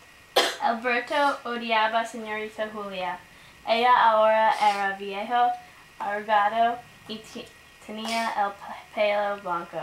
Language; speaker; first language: Spanish; non-native, learner; English